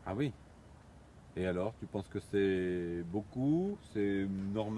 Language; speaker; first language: French; native; French